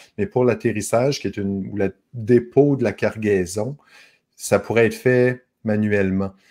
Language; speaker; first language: French; native; French